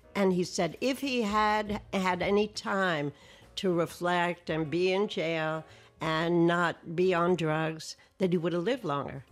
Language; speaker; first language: English; native; English